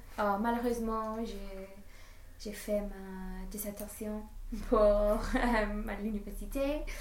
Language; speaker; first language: French; non-native, learner; English